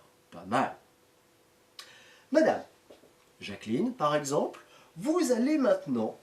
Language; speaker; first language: French; native; French